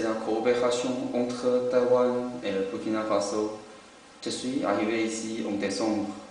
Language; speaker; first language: French; non-native, learner; Chinese